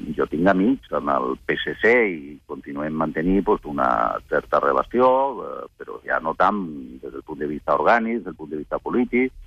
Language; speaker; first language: Catalan; non-native, local second language; Spanish